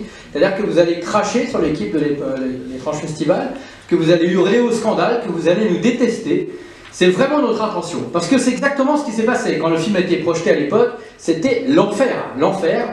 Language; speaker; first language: French; native; French